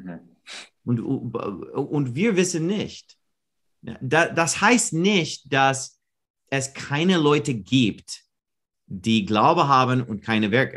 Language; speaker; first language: German; non-native, fluent; English